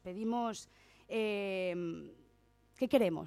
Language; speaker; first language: Spanish; native; Spanish